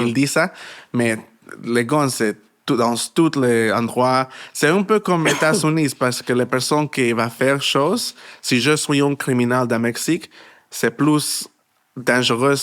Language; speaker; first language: French; non-native, learner; Spanish